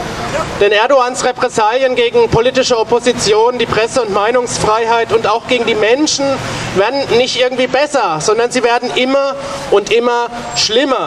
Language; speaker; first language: German; native; German